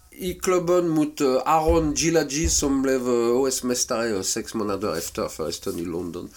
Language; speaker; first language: Swedish; non-native, fluent; French